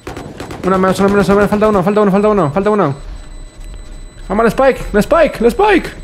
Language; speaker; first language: Spanish; native; Spanish